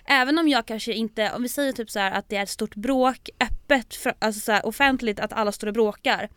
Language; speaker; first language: Swedish; native; Swedish